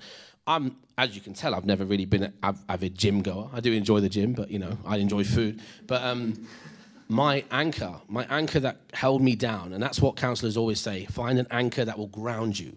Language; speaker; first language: English; native; English